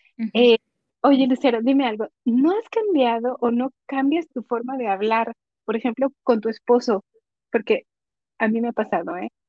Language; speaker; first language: Spanish; native; Spanish